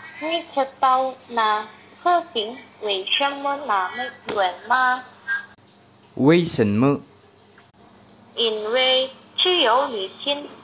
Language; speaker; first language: Chinese; non-native, learner; Indonesian